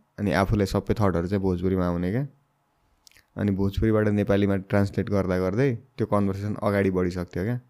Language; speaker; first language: Nepali; non-native, local second language; Bhojpuri